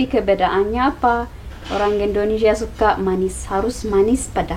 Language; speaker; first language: Indonesian; non-native, learner; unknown